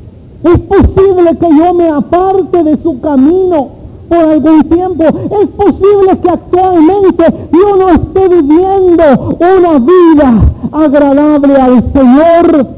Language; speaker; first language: Spanish; native; Spanish